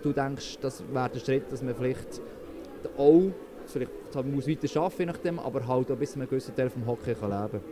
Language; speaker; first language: German; native; German